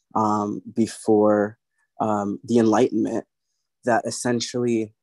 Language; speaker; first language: English; native; English